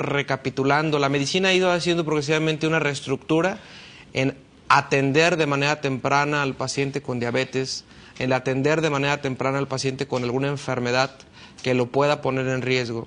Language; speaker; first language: Spanish; native; Spanish